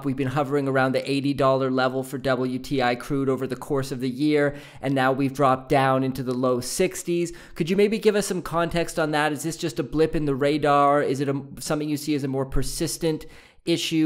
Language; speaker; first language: English; native; English